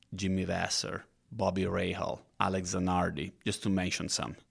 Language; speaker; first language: English; non-native, fluent; Italian